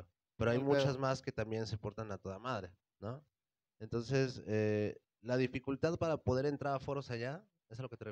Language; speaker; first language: Spanish; native; Spanish